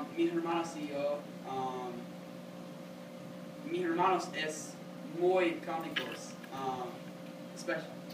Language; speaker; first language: Spanish; non-native, learner; English